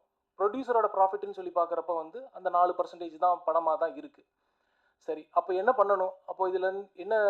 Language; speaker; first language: Tamil; native; Tamil